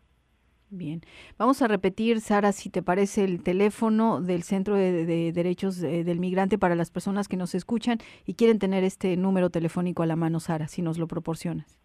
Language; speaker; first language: Spanish; native; Spanish